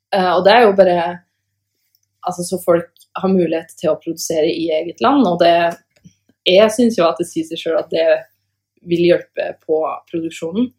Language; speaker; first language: Norwegian; native; Norwegian